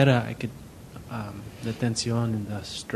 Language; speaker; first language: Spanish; non-native, learner; English